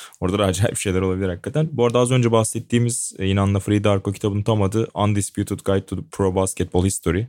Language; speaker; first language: Turkish; native; Turkish